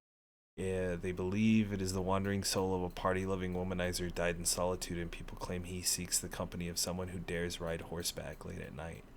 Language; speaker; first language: English; native; English